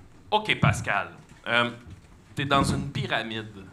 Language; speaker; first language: French; native; French